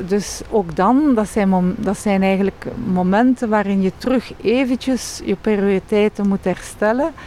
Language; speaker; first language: Dutch; non-native, local second language; French